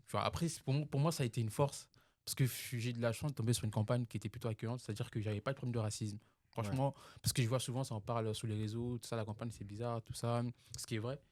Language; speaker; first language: French; non-native, local second language; Lingala